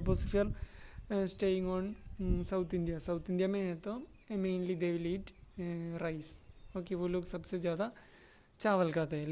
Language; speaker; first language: Hindi; non-native, local second language; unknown